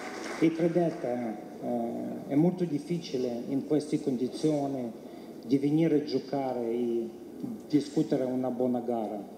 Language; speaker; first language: Italian; non-native, fluent; Ukrainian